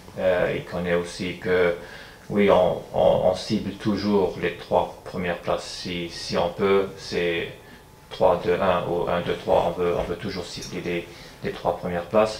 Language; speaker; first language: French; non-native, fluent; English